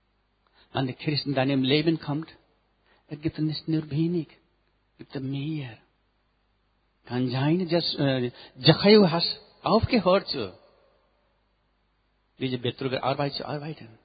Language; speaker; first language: German; non-native, learner; Nepali